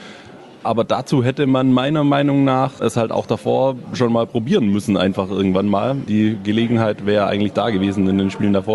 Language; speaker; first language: German; native; German